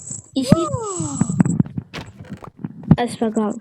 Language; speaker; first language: French; native; French